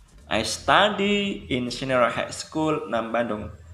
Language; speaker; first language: English; non-native, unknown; Indonesian